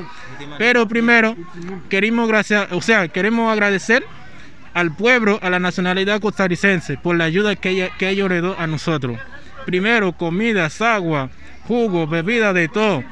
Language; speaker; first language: Spanish; non-native, learner; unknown